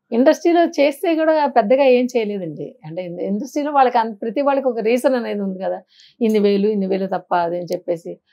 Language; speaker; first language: Telugu; native; Telugu